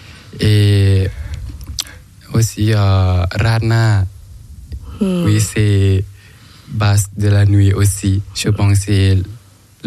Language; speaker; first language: French; non-native, learner; Thai